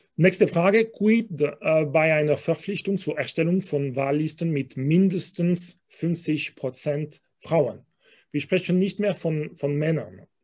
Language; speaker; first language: German; non-native, local second language; French